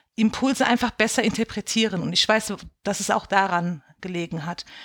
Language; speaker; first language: German; early bilingual, other home language; Kurdish